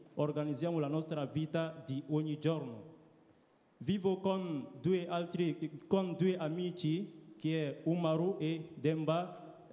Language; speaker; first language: Italian; non-native, learner; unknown